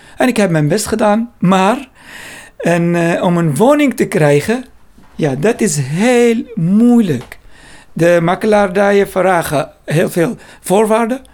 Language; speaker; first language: Dutch; non-native, learner; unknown